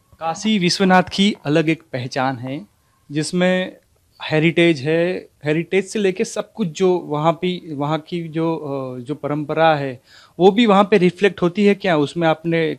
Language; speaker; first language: Hindi; non-native, local second language; Gujarati